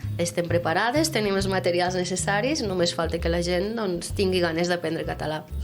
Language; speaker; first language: Catalan; native; Catalan